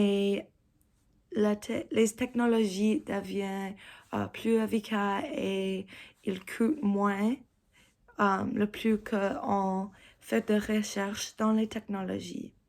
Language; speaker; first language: French; non-native, learner; English